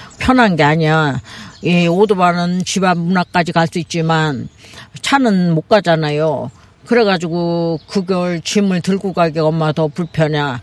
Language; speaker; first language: Korean; native; Korean